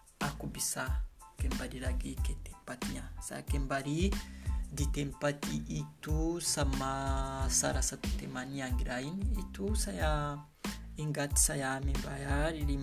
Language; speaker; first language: Indonesian; non-native, learner; Kinyarwanda